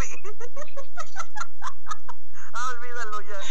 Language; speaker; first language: Spanish; native; Spanish